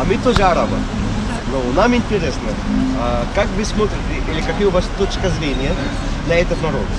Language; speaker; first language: Russian; non-native, fluent; Arabic